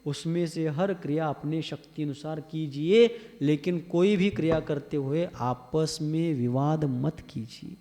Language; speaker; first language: Hindi; non-native, local second language; Marathi